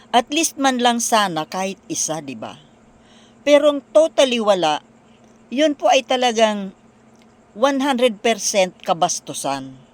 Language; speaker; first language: Filipino; non-native, local second language; Bikol